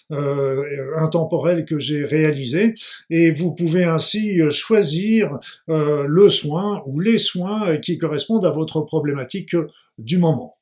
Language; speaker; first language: French; native; French